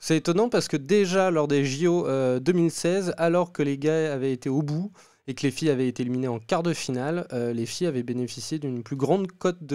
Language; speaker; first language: French; native; French